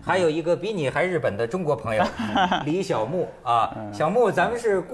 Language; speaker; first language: Chinese; native; Chinese